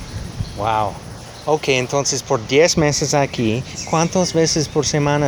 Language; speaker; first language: Spanish; non-native, learner; English